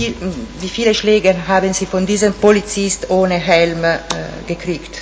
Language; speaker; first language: German; non-native, fluent; Italian